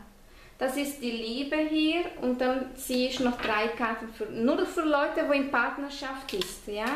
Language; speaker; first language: German; non-native, fluent; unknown